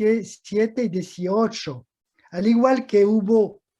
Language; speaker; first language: Spanish; non-native, fluent; French